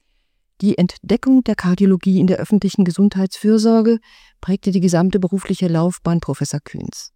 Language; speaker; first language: German; native; German